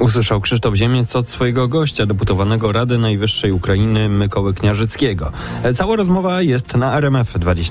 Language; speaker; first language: Polish; native; Polish